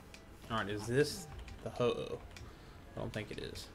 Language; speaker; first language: English; native; English